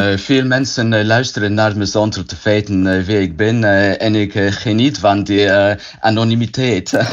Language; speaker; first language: Dutch; non-native, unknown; English